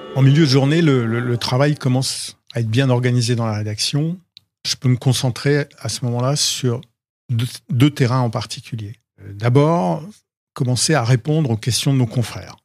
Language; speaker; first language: French; native; French